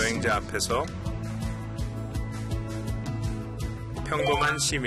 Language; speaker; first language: Korean; non-native, fluent; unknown